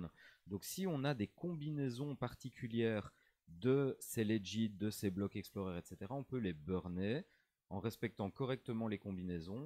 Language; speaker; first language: French; native; French